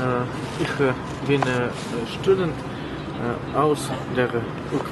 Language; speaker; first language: German; non-native, learner; Ukrainian